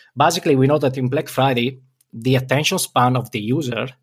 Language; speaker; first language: English; non-native, fluent; Italian